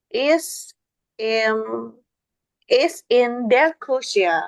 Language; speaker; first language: German; non-native, learner; Indonesian